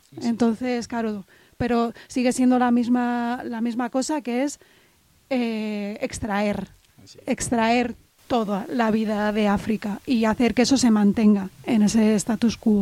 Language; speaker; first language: Spanish; native; Spanish